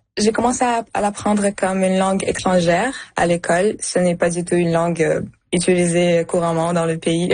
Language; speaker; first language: French; early bilingual, other home language; Russian